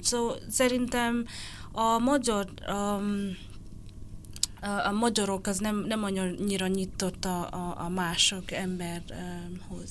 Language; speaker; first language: Hungarian; non-native, learner; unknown